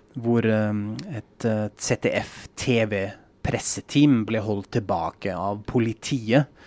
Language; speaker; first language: Norwegian; non-native, fluent; German